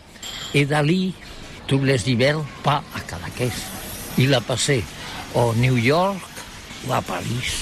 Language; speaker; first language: French; non-native, learner; Catalan